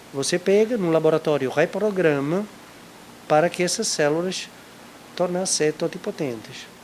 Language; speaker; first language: Portuguese; non-native, fluent; Italian